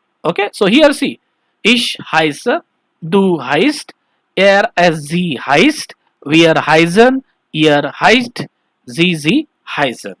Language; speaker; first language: German; non-native, learner; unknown